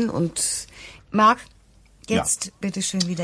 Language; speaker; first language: German; native; German